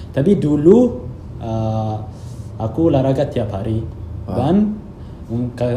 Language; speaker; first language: Indonesian; non-native, fluent; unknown